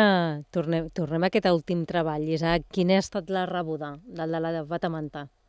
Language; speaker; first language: Catalan; native; Catalan